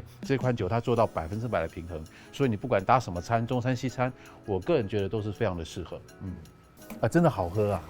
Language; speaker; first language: Chinese; native; Chinese